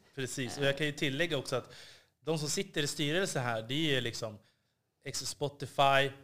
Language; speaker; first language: Swedish; native; Swedish